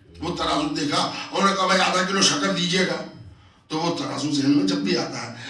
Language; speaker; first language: Urdu; native; Urdu